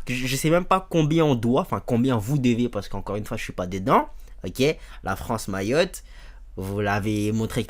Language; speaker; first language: French; native; French